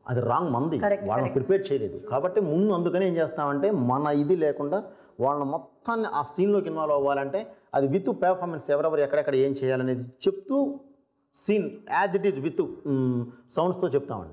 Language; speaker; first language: Telugu; native; Telugu